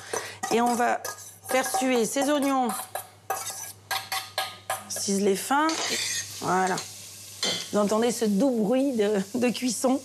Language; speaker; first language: French; native; French